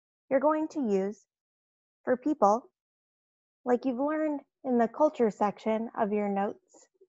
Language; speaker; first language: English; native; English